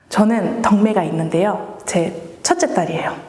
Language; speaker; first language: Korean; native; Korean